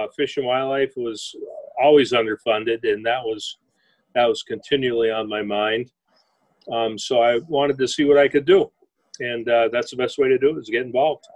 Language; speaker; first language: English; native; English